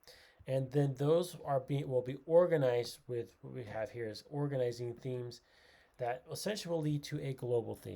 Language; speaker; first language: English; native; English